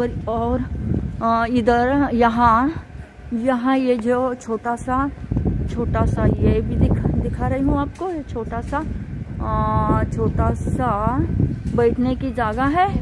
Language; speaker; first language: Hindi; non-native, local second language; Marathi